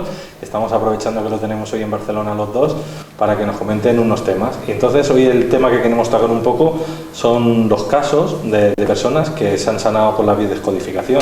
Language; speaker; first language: Spanish; native; Spanish